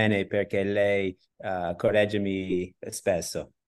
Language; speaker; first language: Italian; non-native, learner; English